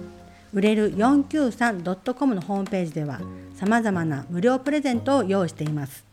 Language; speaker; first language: Japanese; native; Japanese